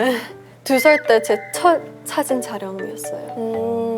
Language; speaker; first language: Korean; early bilingual, heritage; English